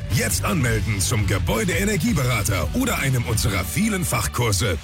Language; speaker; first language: German; native; German